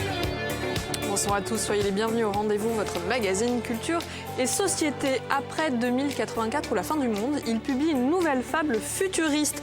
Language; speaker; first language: French; native; French